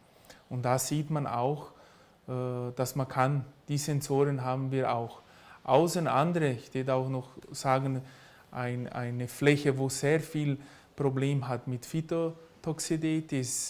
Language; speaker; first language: German; early bilingual, heritage; German